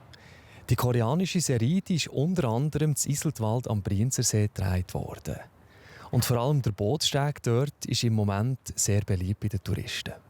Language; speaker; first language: German; native; German